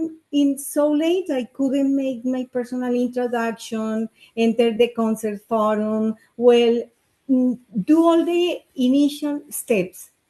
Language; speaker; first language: English; non-native, learner; Spanish